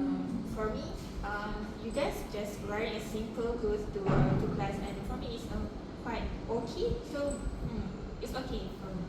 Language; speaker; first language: English; non-native, local second language; Malay